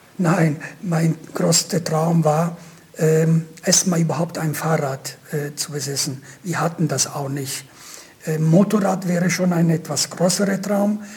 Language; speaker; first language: German; non-native, fluent; Italian